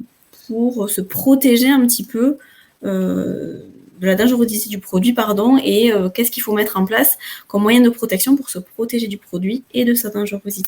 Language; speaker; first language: French; native; French